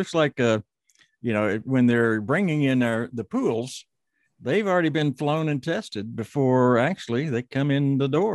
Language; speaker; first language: English; native; English